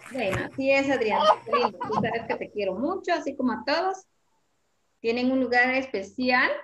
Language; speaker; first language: Spanish; native; Spanish